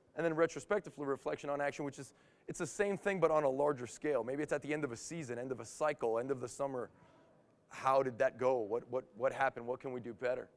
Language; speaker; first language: English; native; English